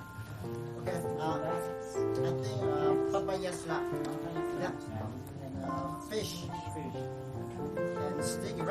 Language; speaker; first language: English; non-native, learner; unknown